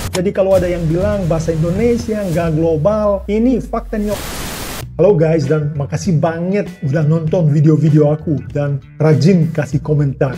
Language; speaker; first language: Indonesian; non-native, fluent; Russian